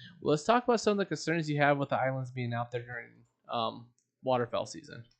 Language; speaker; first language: English; native; English